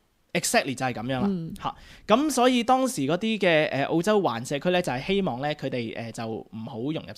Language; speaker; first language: Cantonese; native; Cantonese